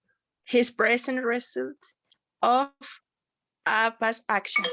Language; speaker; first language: English; non-native, learner; Spanish